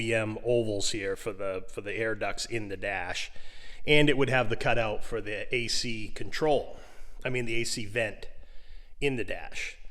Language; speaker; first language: English; native; English